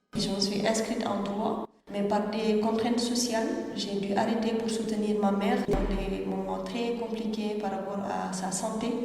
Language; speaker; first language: French; non-native, local second language; Wolof